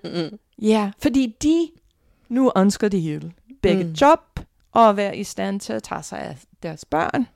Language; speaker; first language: Danish; non-native, fluent; English